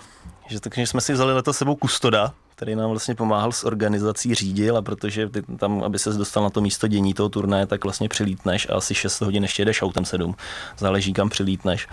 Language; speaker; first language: Czech; native; Czech